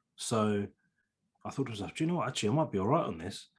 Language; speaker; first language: English; native; English